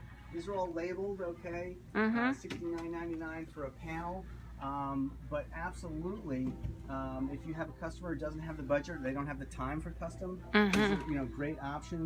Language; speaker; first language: English; native; English